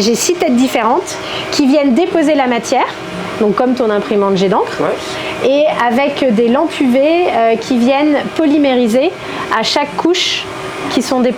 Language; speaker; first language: French; native; French